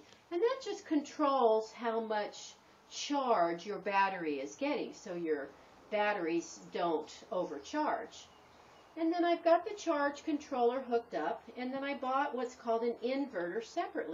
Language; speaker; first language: English; native; English